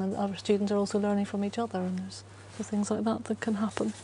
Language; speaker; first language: English; native; English